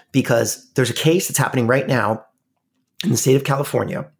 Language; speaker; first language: English; native; English